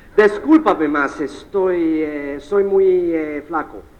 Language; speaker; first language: Spanish; early bilingual, heritage; Spanish